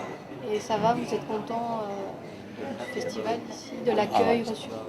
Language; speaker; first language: French; native; French